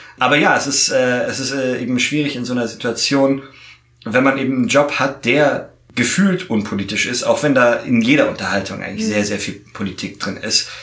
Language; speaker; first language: German; native; German